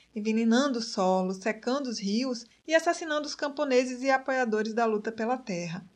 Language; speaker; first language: Portuguese; native; Portuguese